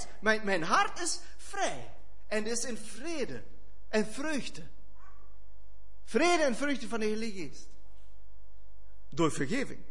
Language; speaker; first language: Dutch; non-native, fluent; German